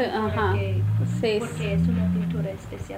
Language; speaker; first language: Spanish; non-native, fluent; English